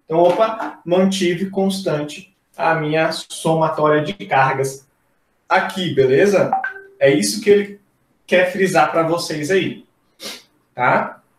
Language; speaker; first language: Portuguese; native; Portuguese